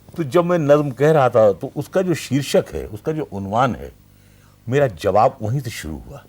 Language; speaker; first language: Urdu; native; Urdu